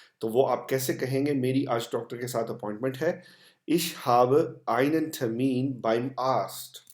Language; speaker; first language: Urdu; non-native, local second language; Punjabi